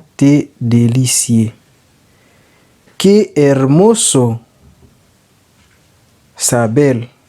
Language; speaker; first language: Spanish; non-native, learner; Haitian Creole